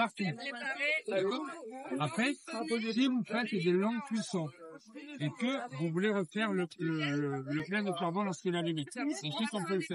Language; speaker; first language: French; native; French